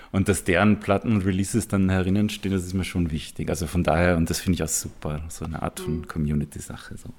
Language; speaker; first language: German; native; German